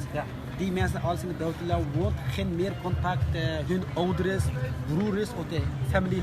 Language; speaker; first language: Dutch; non-native, learner; Uyghur